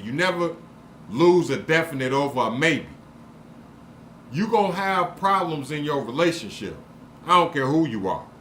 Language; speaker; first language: English; native; English